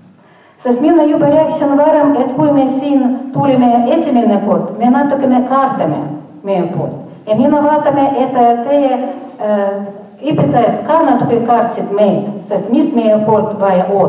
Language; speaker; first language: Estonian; non-native, local second language; Russian